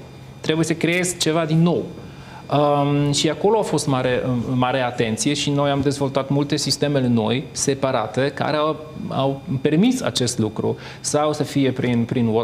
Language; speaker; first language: Romanian; non-native, fluent; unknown